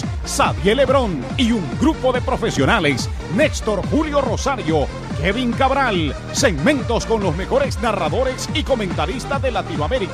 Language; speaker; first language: Spanish; native; Spanish